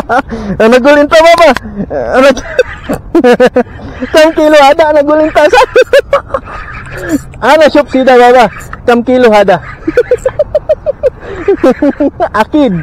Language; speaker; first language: Arabic; non-native, learner; Filipino